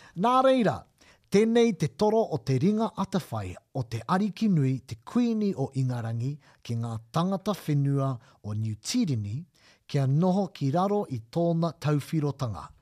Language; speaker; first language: Māori; non-native, local second language; English